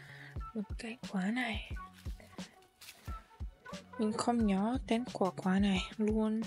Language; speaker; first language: Vietnamese; non-native, learner; Russian